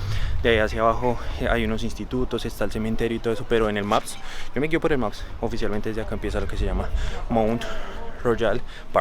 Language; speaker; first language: Spanish; native; Spanish